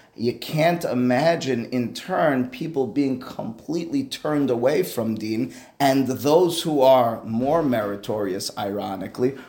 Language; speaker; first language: English; native; English